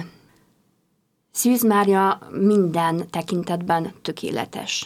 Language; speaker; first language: Hungarian; non-native, fluent; Polish